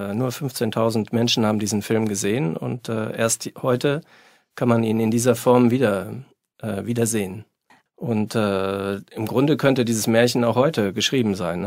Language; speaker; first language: German; native; German